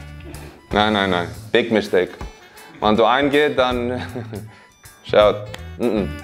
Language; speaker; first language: German; non-native, learner; Icelandic